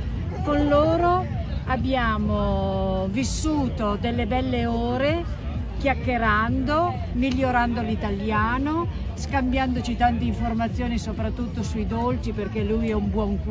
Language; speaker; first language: Italian; native; Italian